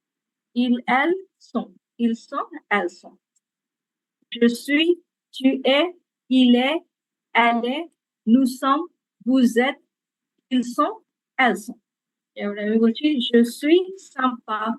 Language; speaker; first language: French; non-native, fluent; Bangla